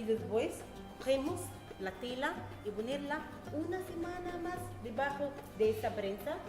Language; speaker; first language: Spanish; non-native, fluent; Arabic